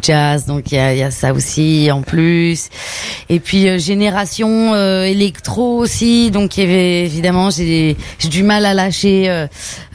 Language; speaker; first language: French; native; French